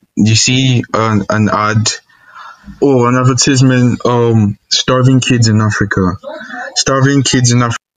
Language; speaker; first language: English; non-native, local second language; Igbo